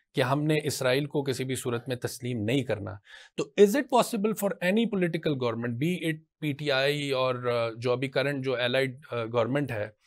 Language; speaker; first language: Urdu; non-native, local second language; Punjabi